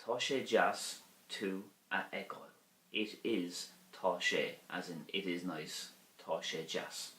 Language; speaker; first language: Irish; non-native, learner; English